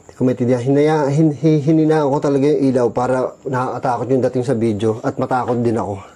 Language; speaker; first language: Filipino; native; Filipino